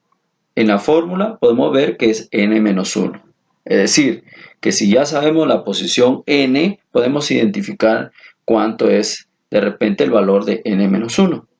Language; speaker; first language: Spanish; native; Spanish